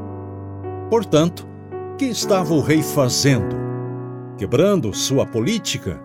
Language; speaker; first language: Portuguese; native; Portuguese